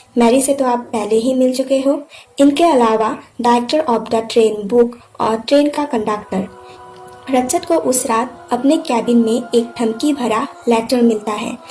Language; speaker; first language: Hindi; non-native, local second language; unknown